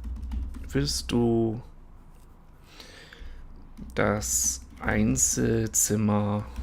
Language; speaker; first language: German; non-native, fluent; English